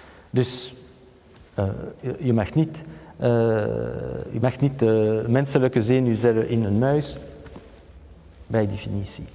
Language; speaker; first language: Dutch; non-native, local second language; French